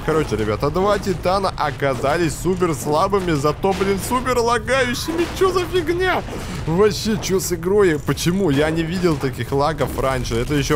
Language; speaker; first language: Russian; native; Russian